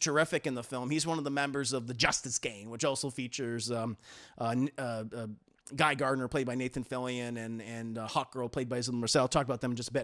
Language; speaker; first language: English; native; English